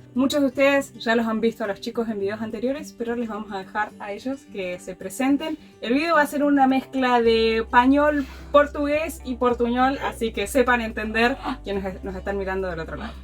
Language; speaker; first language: Spanish; native; Spanish